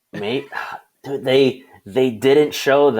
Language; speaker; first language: English; native; English